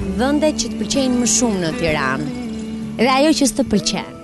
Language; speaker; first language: Albanian; native; Albanian